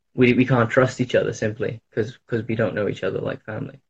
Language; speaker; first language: English; native; English